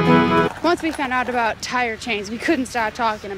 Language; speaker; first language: English; native; English